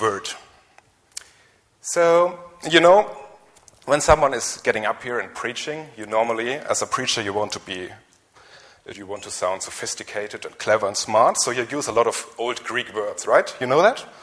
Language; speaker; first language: English; non-native, fluent; German